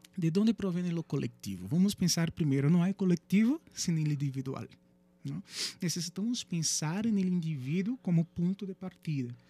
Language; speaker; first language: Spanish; non-native, fluent; Portuguese